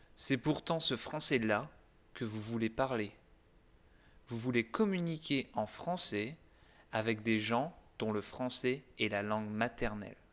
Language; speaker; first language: French; native; French